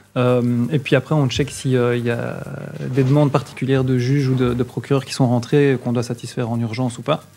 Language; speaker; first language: French; native; French